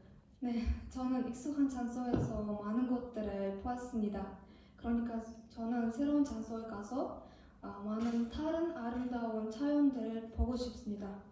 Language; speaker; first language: Korean; non-native, learner; Kazakh